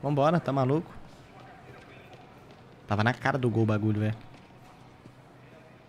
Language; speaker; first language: Portuguese; native; Portuguese